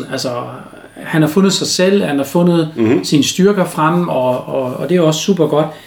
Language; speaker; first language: Danish; non-native, fluent; German